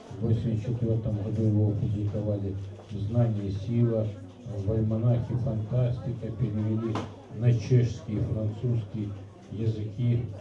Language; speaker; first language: Russian; native; Russian